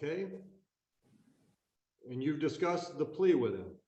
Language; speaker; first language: English; native; English